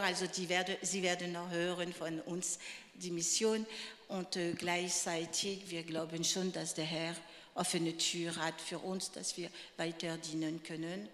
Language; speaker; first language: German; non-native, fluent; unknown